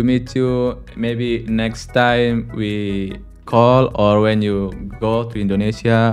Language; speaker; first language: English; non-native, learner; Indonesian